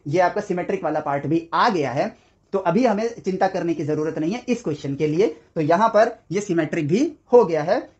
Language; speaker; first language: Hindi; native; Hindi